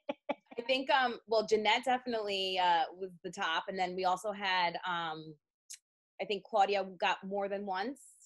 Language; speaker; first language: English; native; English